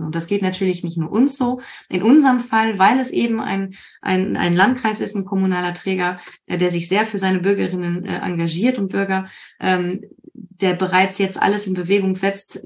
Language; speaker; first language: German; native; German